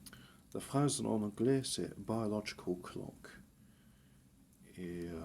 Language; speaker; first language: French; early bilingual, heritage; English